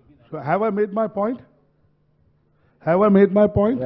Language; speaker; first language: English; non-native, local second language; Hindi